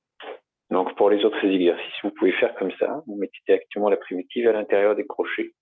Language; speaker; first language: French; native; French